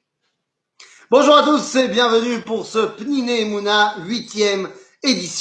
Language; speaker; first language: French; native; French